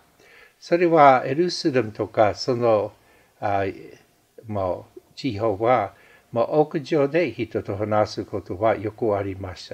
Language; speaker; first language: Japanese; non-native, fluent; English